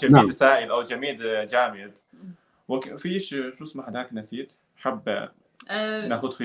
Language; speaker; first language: Arabic; non-native, learner; Chinese